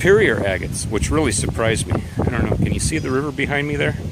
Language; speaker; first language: English; native; English